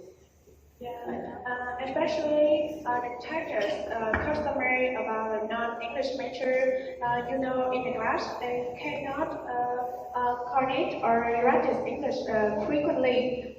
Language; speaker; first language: English; non-native, learner; Vietnamese